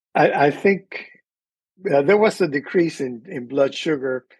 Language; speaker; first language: English; early bilingual, other home language; Spanish